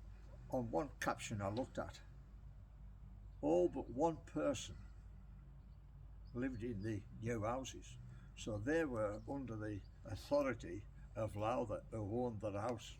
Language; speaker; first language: English; native; English